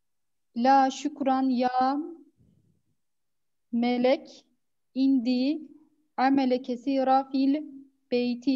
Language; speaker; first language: Arabic; non-native, learner; Turkish